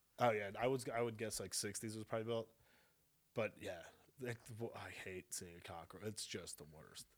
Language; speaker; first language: English; native; English